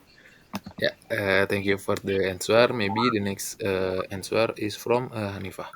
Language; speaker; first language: English; non-native, learner; Indonesian